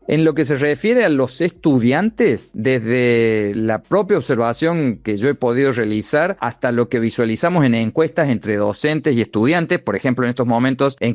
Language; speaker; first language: Spanish; native; Spanish